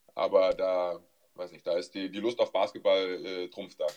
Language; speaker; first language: German; native; German